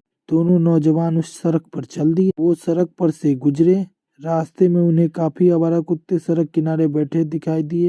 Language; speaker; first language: Hindi; native; Hindi